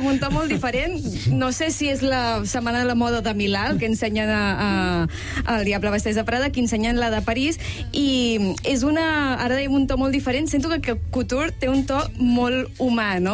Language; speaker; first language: Catalan; native; Catalan